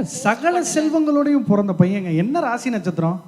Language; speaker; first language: Tamil; native; Tamil